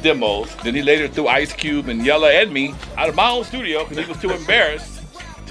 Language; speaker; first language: English; native; English